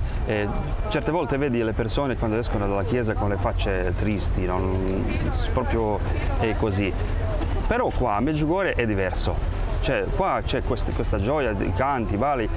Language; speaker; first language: Italian; non-native, fluent; Croatian